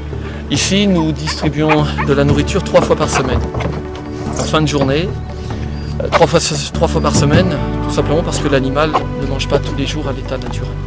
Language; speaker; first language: French; native; French